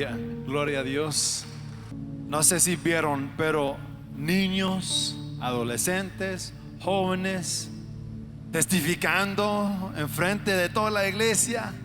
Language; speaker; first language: Spanish; non-native, fluent; English